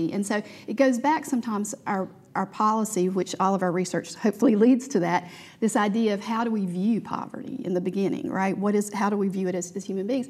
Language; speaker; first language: English; native; English